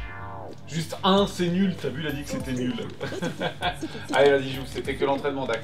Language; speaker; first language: French; native; French